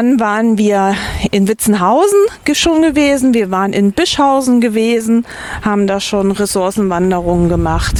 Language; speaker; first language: German; native; German